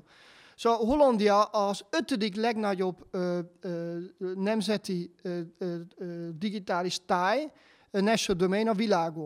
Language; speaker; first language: Hungarian; non-native, fluent; Dutch